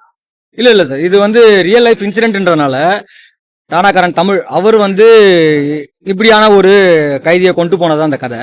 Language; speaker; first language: Tamil; native; Tamil